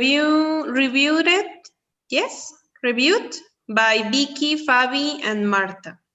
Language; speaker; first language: English; non-native, learner; Spanish